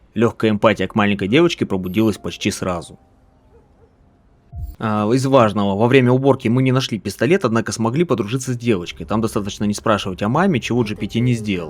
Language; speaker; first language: Russian; native; Russian